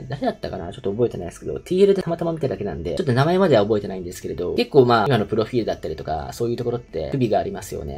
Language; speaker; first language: Japanese; native; Japanese